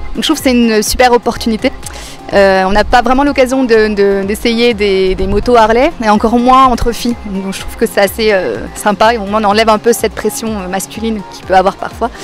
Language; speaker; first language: French; native; French